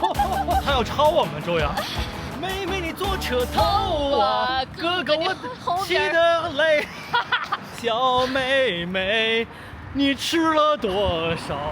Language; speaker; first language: Chinese; native; Chinese